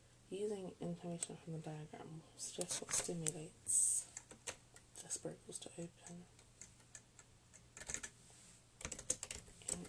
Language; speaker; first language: English; native; English